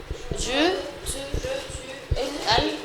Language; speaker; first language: French; non-native, learner; Arabic